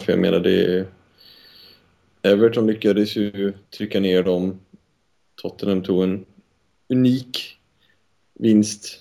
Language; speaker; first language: Swedish; native; Swedish